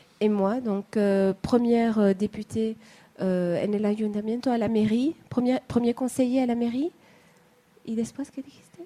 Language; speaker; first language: French; native; French